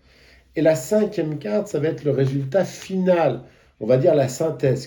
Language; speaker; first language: French; native; French